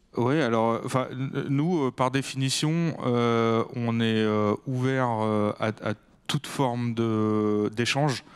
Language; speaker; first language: French; native; French